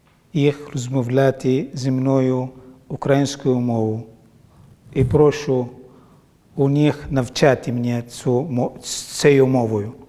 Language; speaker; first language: Ukrainian; non-native, learner; Arabic